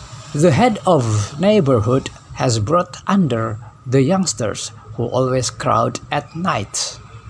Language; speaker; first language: English; non-native, fluent; Indonesian